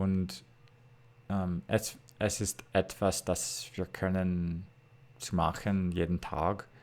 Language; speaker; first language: German; non-native, learner; English